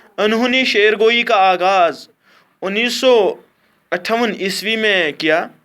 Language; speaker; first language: Urdu; non-native, local second language; Kashmiri